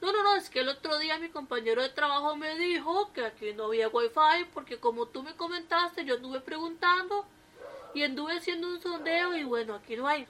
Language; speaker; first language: Spanish; native; Spanish